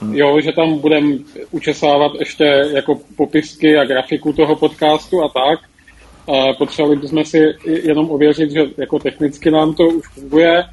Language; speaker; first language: Czech; native; Czech